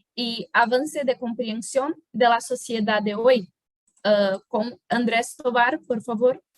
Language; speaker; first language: Spanish; non-native, fluent; Portuguese